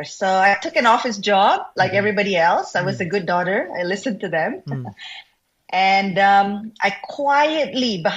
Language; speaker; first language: English; non-native, local second language; Malay